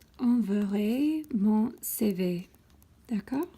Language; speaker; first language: French; non-native, fluent; English